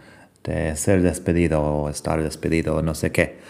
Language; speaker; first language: Spanish; non-native, fluent; English